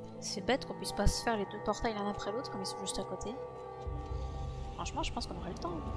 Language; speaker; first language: French; native; French